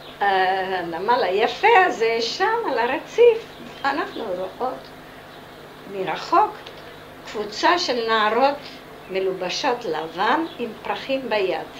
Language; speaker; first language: Hebrew; non-native, fluent; Italian